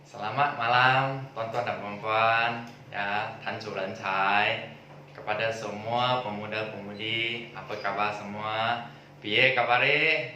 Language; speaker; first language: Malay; non-native, local second language; Chinese